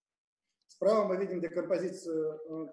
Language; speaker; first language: Russian; native; Russian